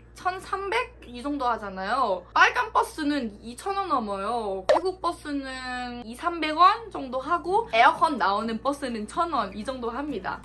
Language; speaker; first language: Korean; non-native, fluent; Thai